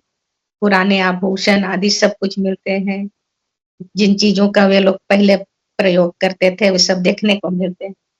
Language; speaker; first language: Hindi; early bilingual, heritage; Caribbean Hindustani